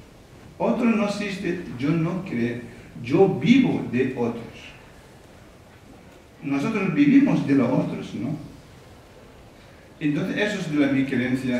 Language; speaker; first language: Spanish; non-native, learner; Tibetan